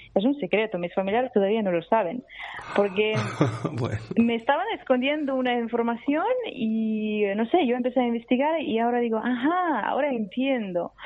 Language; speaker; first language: Spanish; non-native, fluent; Russian